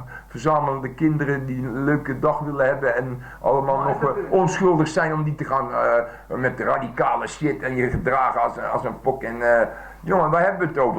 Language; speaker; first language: Dutch; native; Dutch